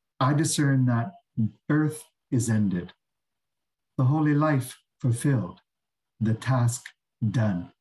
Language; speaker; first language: English; native; English